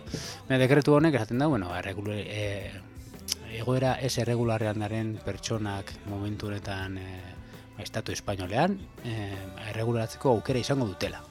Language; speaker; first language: Basque; native; Basque